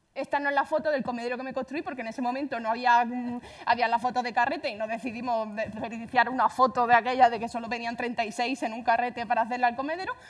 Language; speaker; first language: Spanish; native; Spanish